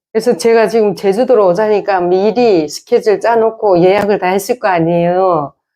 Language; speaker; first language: Korean; native; Korean